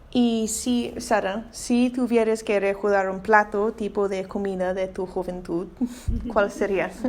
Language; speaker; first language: Spanish; non-native, learner; English